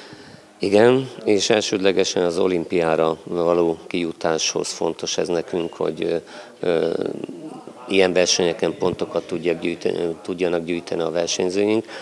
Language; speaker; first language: Hungarian; native; Hungarian